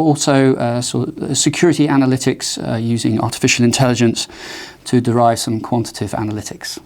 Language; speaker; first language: English; native; English